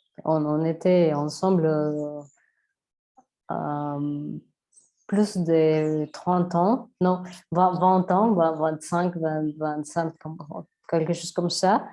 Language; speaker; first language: French; non-native, learner; Spanish